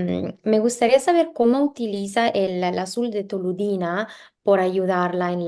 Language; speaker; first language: Spanish; non-native, learner; English